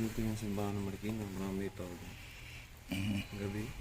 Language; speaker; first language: Filipino; non-native, learner; Punjabi